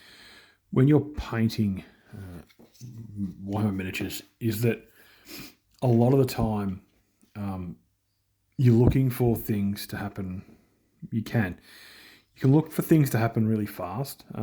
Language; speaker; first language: English; native; English